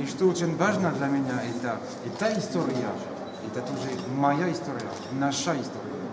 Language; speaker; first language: Russian; non-native, fluent; French